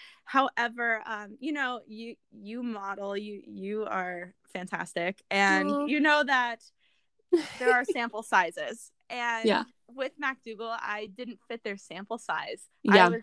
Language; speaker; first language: English; native; English